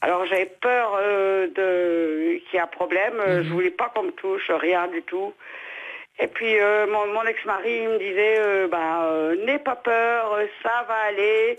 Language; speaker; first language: French; native; French